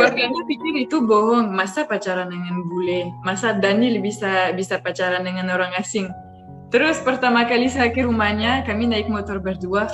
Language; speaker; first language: Indonesian; non-native, fluent; French